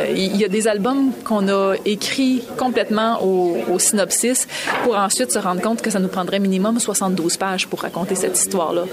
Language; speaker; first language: French; native; French